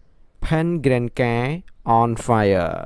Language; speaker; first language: English; non-native, learner; Khmer